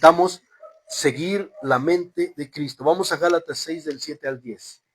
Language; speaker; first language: Spanish; native; Spanish